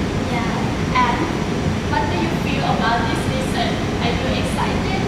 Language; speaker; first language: English; non-native, learner; Thai